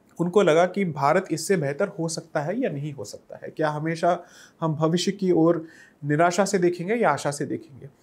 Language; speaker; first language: Hindi; non-native, local second language; Tamil